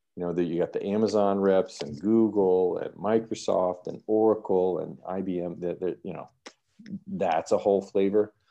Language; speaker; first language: English; native; English